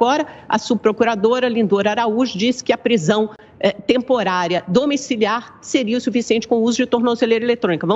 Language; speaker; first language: Portuguese; native; Portuguese